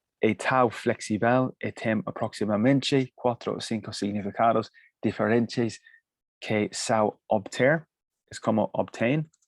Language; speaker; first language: Portuguese; non-native, fluent; Spanish